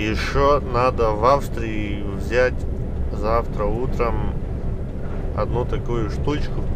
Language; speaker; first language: Russian; non-native, fluent; Latvian